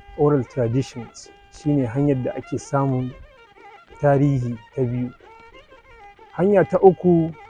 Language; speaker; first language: Hausa; native; Hausa